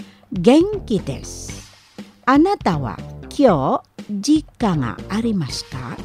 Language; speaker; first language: Japanese; non-native, fluent; Indonesian